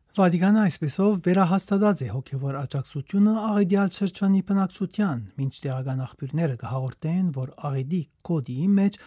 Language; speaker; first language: Armenian; early bilingual, heritage; Armenian